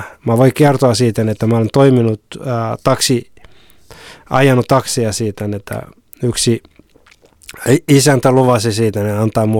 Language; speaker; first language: Finnish; non-native, fluent; Somali